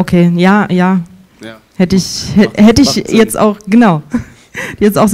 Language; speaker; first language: German; native; German